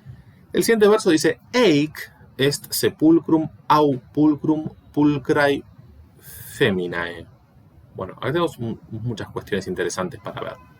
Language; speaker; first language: Spanish; native; Spanish